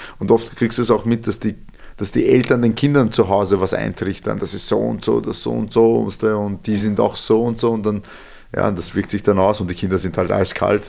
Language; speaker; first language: German; early bilingual, other home language; Serbian